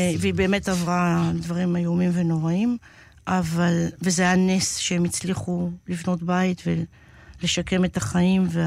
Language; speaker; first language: Hebrew; native; Hebrew